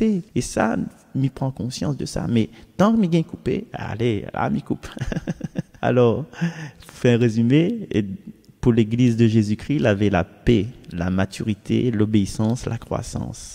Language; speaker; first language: French; non-native, local second language; Réunion Creole French